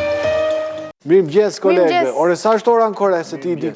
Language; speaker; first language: Albanian; native; Albanian